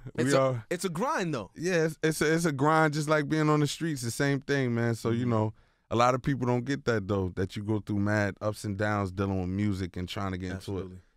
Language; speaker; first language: English; native; English